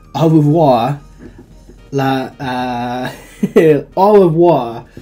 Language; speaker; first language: French; non-native, learner; English